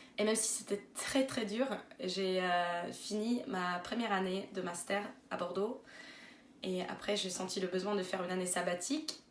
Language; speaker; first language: French; non-native, fluent; Norwegian